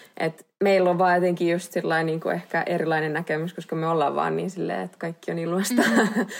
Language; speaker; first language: Finnish; native; Finnish